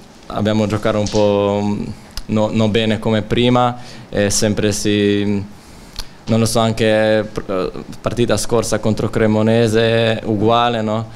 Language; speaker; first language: Italian; non-native, fluent; Slovenian